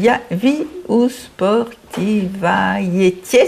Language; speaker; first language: Russian; early bilingual, heritage; Russian